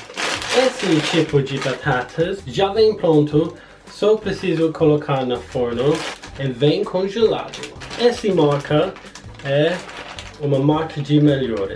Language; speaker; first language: Portuguese; non-native, learner; English